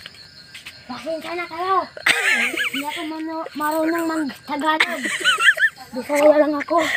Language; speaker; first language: Filipino; non-native, local second language; Cebuano